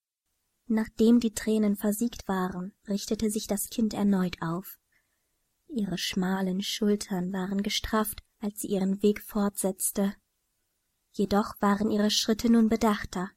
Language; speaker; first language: German; native; German